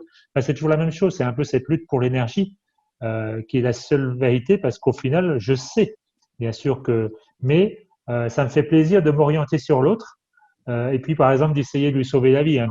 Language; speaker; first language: French; native; French